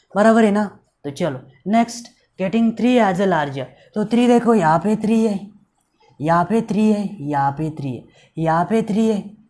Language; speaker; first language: Hindi; non-native, local second language; Marathi